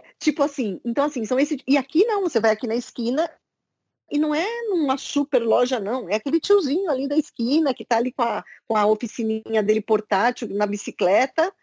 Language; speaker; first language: Portuguese; native; Portuguese